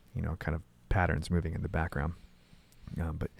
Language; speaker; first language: English; native; English